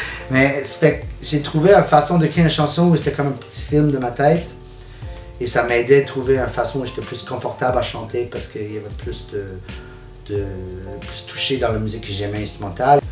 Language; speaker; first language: French; early bilingual, heritage; French